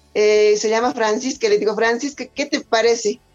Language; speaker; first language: Spanish; native; Spanish